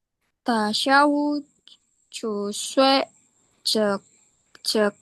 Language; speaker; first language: Chinese; non-native, learner; Indonesian